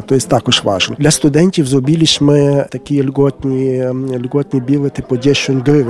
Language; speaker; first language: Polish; non-native, learner; Ukrainian